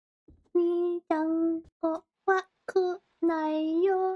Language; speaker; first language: Japanese; non-native, learner; Thai